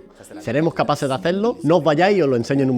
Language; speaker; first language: Spanish; native; Spanish